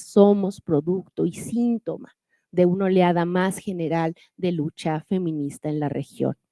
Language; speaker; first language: Spanish; native; Spanish